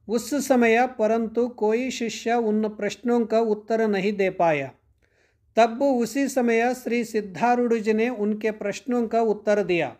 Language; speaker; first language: Hindi; non-native, local second language; Kannada